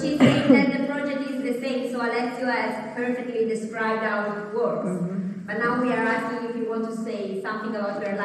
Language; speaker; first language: English; non-native, fluent; Italian